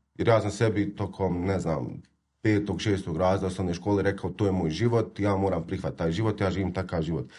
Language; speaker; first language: Croatian; native; Croatian